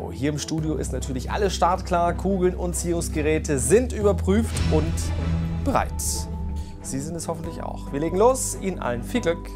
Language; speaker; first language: German; native; German